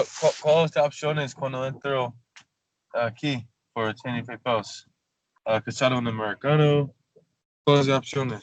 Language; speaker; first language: Spanish; non-native, learner; English